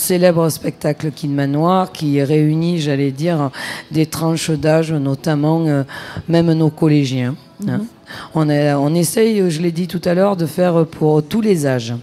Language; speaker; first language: French; native; French